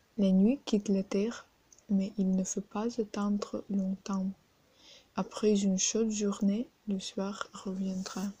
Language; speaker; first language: French; non-native, learner; Ukrainian